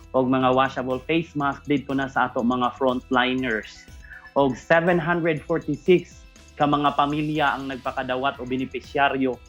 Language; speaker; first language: Cebuano; native; Cebuano